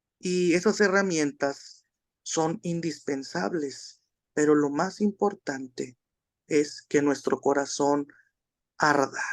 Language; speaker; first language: Spanish; native; Spanish